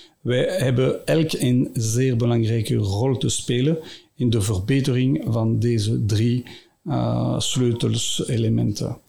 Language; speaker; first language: Dutch; non-native, local second language; French